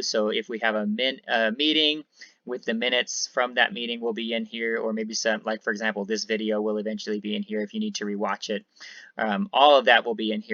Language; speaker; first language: English; native; English